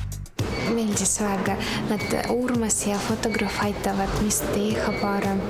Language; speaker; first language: Estonian; non-native, local second language; Russian